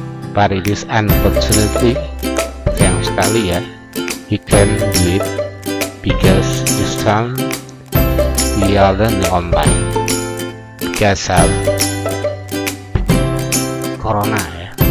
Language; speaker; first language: English; non-native, fluent; Indonesian